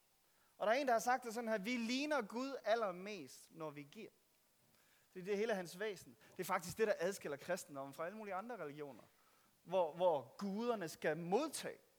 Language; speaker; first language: Danish; native; Danish